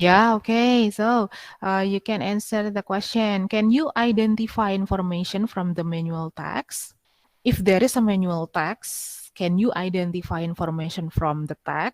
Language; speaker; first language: English; non-native, fluent; Indonesian